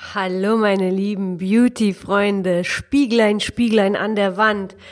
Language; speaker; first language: German; early bilingual, other home language; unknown